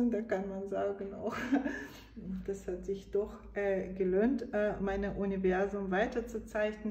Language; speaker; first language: German; non-native, fluent; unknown